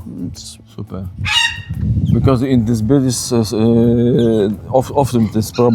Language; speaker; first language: English; non-native, learner; Polish